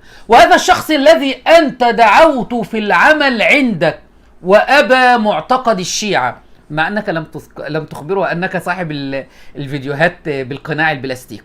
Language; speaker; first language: Arabic; native; Arabic